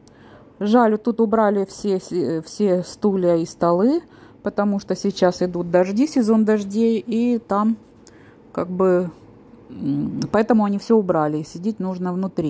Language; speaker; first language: Russian; native; Russian